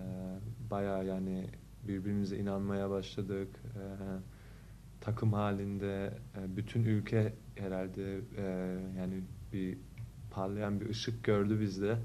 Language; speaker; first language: Turkish; early bilingual, heritage; Turkish